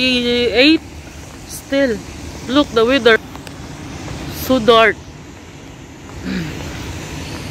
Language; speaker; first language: English; non-native, local second language; Filipino